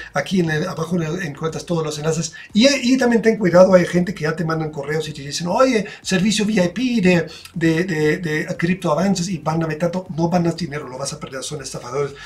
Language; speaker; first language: Spanish; non-native, fluent; German